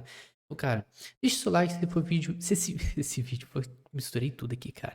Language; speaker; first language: Portuguese; native; Portuguese